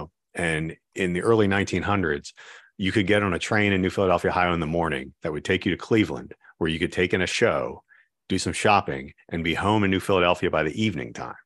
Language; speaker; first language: English; native; English